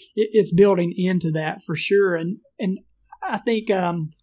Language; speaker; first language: English; native; English